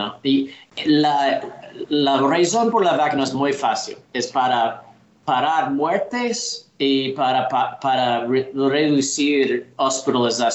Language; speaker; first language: Spanish; non-native, learner; English